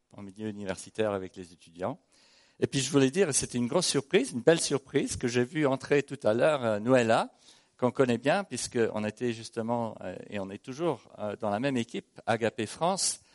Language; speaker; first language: French; non-native, fluent; English